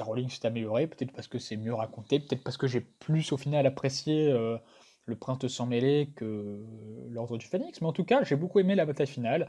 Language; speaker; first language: French; native; French